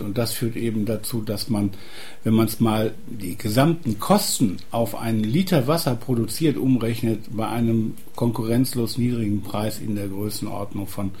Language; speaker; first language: German; native; German